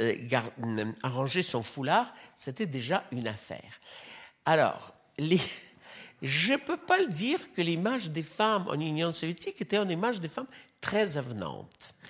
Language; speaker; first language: French; non-native, fluent; Russian